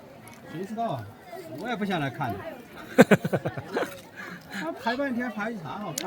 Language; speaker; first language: Chinese; native; Chinese